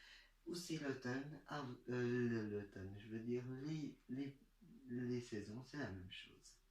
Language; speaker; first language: French; non-native, learner; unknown